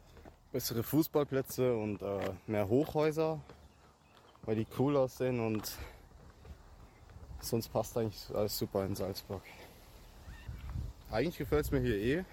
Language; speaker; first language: German; native; German